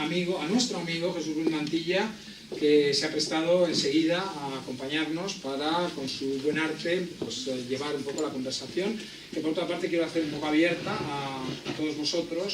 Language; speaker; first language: Spanish; native; Spanish